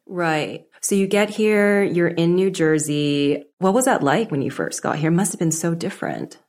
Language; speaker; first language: English; native; English